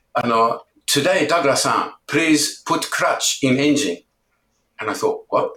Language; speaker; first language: English; native; English